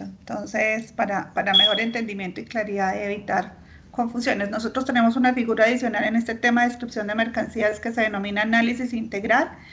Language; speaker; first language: Spanish; native; Spanish